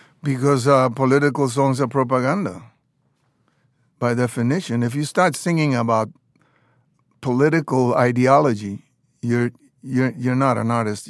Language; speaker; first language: English; non-native, fluent; Spanish